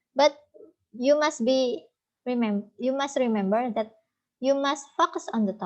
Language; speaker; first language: English; non-native, fluent; Indonesian